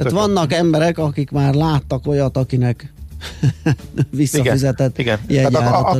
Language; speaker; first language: Hungarian; native; Hungarian